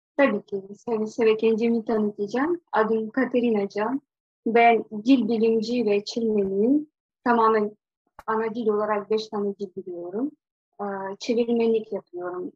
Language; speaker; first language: Turkish; non-native, fluent; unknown